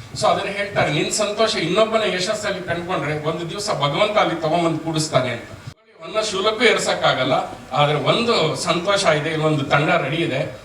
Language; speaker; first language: Kannada; native; Kannada